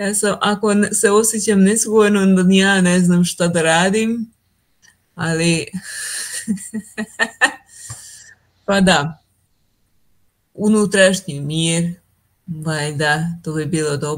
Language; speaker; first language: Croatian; non-native, local second language; Hungarian